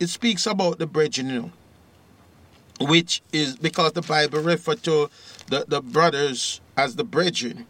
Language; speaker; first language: English; native; English